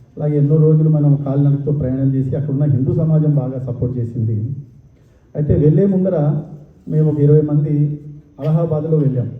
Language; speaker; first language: Telugu; native; Telugu